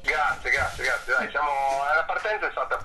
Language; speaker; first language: Italian; native; Italian